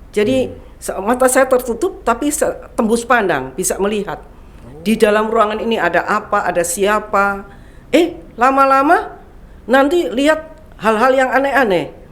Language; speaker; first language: Indonesian; non-native, local second language; Javanese